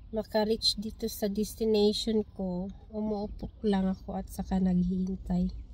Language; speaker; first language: Filipino; non-native, local second language; Cebuano